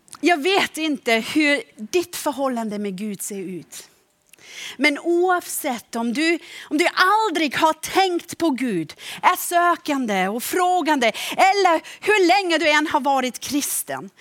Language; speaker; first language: Swedish; non-native, fluent; German